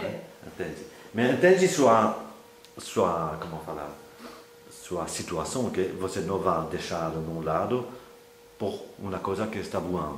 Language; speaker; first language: Portuguese; non-native, fluent; French